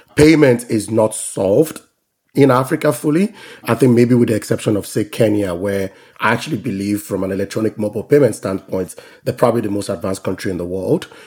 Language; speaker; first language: English; non-native, local second language; Yoruba